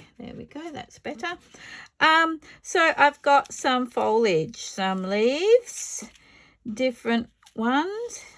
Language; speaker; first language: English; native; English